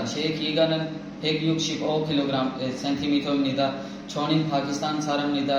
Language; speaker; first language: Korean; non-native, learner; Urdu